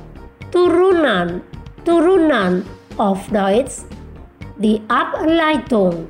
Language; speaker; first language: German; non-native, fluent; Indonesian